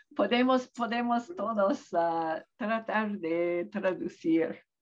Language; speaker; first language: Spanish; non-native, learner; English